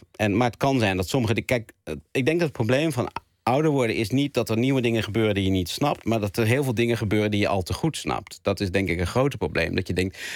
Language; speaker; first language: Dutch; native; Dutch